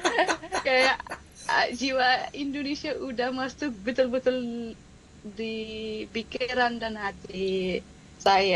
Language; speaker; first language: Indonesian; non-native, fluent; Arabic